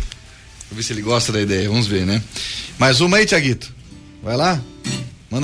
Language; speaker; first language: Portuguese; native; Portuguese